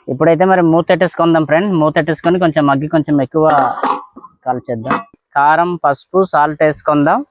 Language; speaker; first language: Telugu; non-native, local second language; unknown